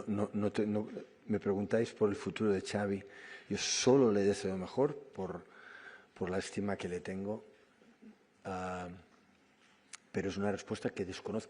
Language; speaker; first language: Spanish; native; Spanish